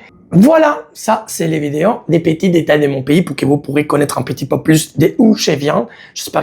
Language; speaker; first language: French; non-native, learner; Spanish